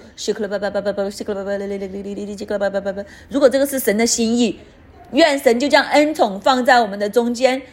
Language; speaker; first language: Chinese; non-native, fluent; Cantonese